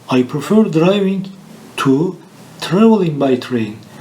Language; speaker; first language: English; non-native, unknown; Turkish